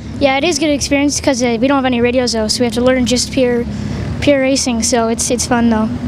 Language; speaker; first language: English; native; English